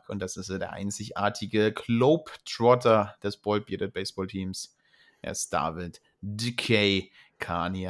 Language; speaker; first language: German; native; German